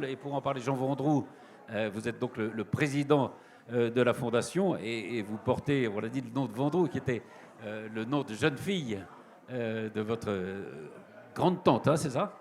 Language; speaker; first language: French; native; French